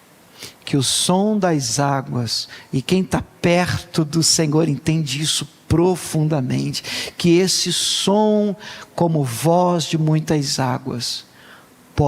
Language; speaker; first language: Portuguese; native; Portuguese